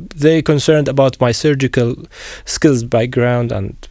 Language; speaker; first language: English; non-native, fluent; Arabic